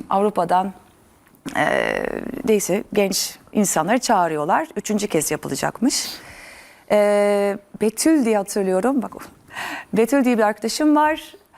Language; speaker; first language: Turkish; early bilingual, heritage; Turkish